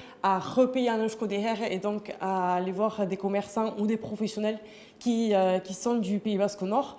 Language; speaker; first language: French; native; French